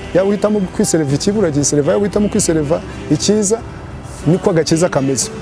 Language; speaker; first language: Kinyarwanda; early bilingual, heritage; Kinyarwanda